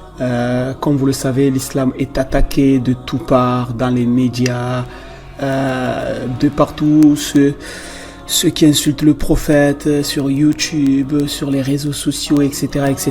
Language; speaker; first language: French; native; French